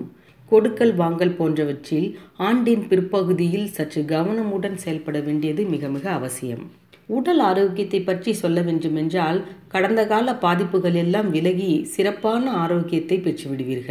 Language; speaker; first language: Tamil; native; Tamil